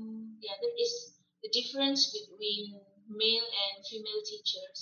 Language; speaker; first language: English; non-native, fluent; Malay